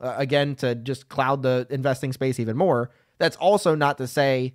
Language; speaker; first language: English; native; English